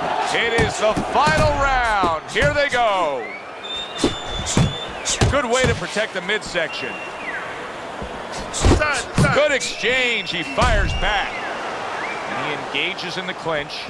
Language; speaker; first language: English; native; English